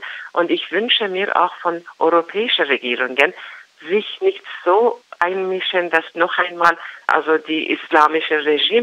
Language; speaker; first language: German; non-native, learner; Persian